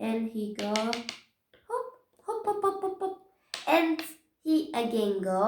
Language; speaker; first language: English; non-native, learner; Turkish